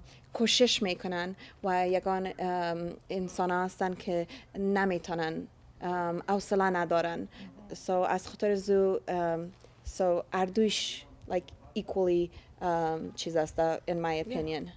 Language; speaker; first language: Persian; early bilingual, heritage; Persian